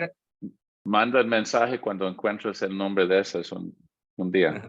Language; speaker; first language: Spanish; non-native, fluent; English